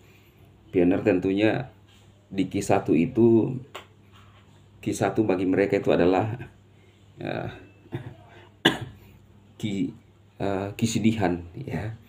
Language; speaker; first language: Indonesian; native; Indonesian